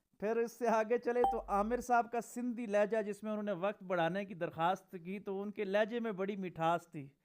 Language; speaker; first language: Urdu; non-native, local second language; Pahari-Potwari